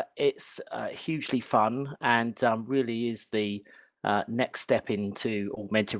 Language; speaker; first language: English; native; English